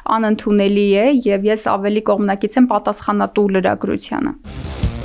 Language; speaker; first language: Armenian; native; Armenian